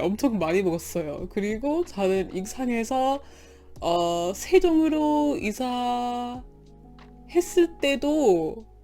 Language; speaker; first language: Korean; non-native, learner; English